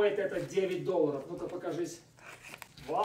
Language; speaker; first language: Russian; native; Russian